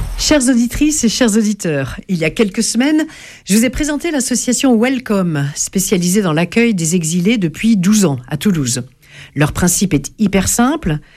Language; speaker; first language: French; native; French